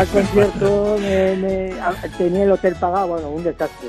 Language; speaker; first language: Spanish; native; Spanish